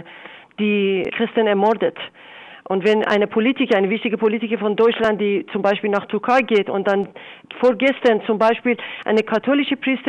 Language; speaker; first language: German; non-native, fluent; Persian